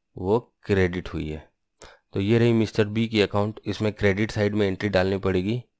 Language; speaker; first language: Hindi; non-native, local second language; Bangla